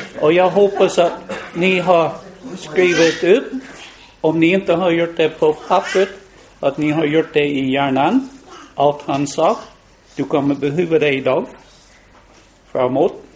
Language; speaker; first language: Swedish; non-native, fluent; English